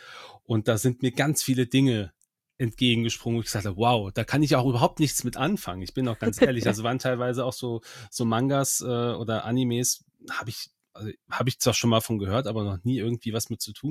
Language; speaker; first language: German; native; German